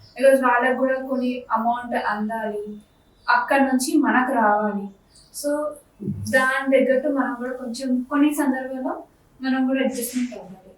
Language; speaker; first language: Telugu; non-native, local second language; Bangla